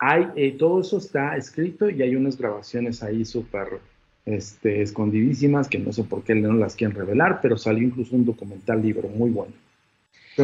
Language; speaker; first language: Spanish; native; Spanish